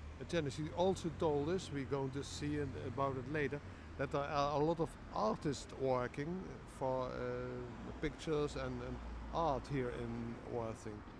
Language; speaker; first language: English; non-native, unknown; Dutch